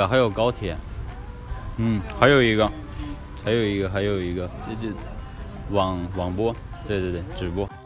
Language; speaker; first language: Chinese; non-native, learner; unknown